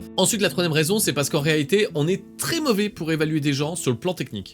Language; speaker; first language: French; native; French